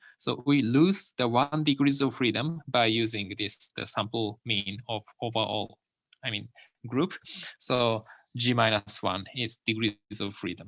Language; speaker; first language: English; non-native, fluent; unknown